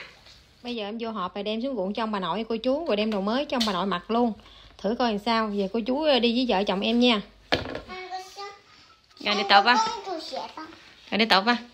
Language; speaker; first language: Vietnamese; native; Vietnamese